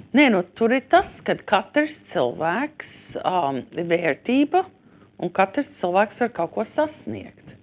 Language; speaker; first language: Latvian; early bilingual, heritage; Latvian